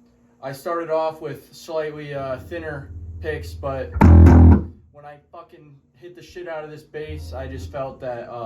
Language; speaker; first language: English; native; English